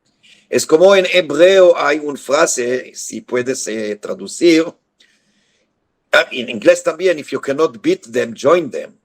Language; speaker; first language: Spanish; non-native, fluent; Hebrew